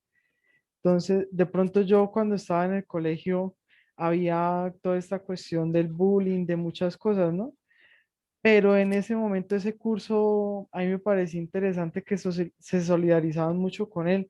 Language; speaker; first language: Spanish; native; Spanish